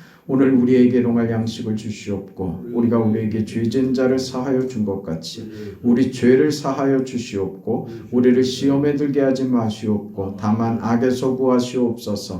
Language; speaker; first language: Korean; native; Korean